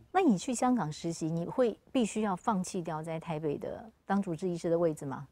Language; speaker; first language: Chinese; native; Chinese